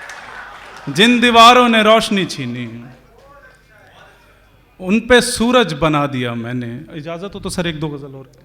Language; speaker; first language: Hindi; native; Hindi